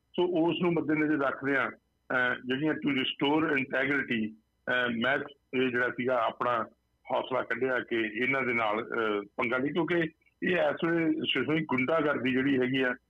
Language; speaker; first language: Punjabi; native; Punjabi